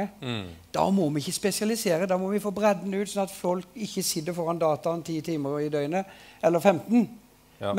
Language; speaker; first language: Norwegian; native; Norwegian